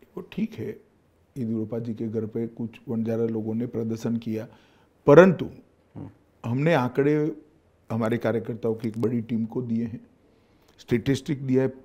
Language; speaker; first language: Hindi; non-native, local second language; Gujarati